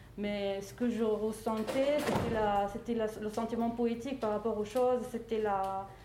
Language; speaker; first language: French; non-native, fluent; Arabic